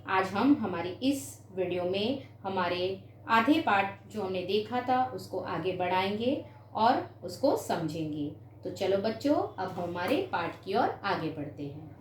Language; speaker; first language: Hindi; non-native, local second language; Gujarati